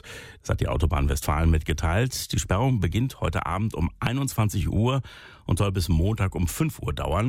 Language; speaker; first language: German; native; German